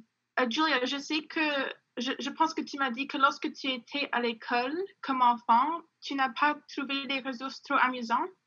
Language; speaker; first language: French; non-native, local second language; English